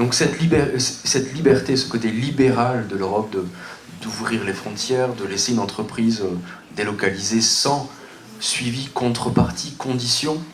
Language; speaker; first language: French; native; French